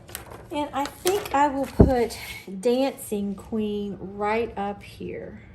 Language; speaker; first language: English; native; English